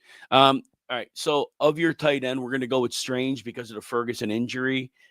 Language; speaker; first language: English; native; English